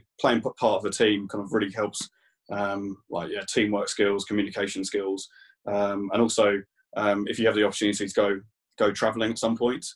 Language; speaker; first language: English; native; English